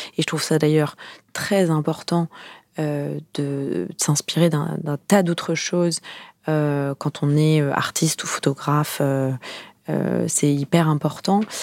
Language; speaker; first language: French; native; French